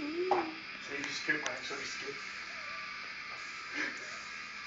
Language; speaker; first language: French; native; French